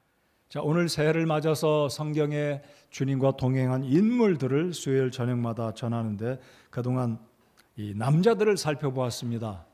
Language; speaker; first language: Korean; native; Korean